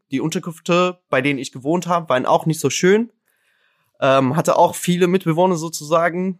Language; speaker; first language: German; non-native, fluent; Arabic